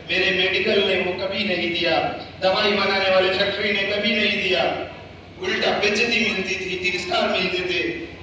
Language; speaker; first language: Hindi; native; Hindi